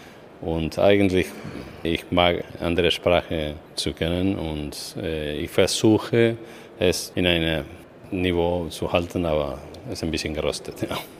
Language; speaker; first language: German; non-native, fluent; Spanish